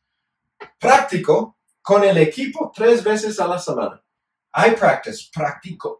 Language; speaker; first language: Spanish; non-native, fluent; English